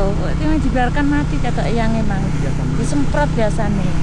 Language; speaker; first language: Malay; non-native, local second language; Javanese